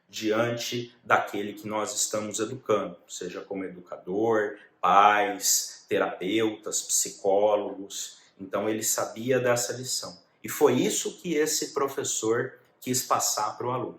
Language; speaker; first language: Portuguese; native; Portuguese